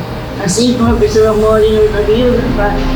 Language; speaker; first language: Portuguese; non-native, local second language; German